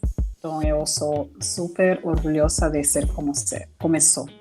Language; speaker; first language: Portuguese; non-native, fluent; Spanish